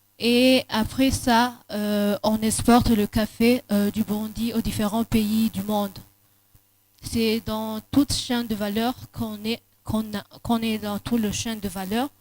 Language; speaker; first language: French; non-native, local second language; Rundi